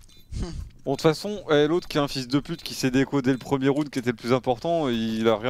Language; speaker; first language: French; native; French